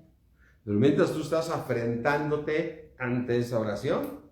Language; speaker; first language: Spanish; native; Spanish